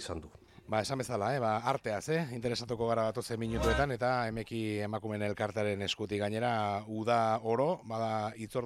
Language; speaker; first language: Basque; native; Basque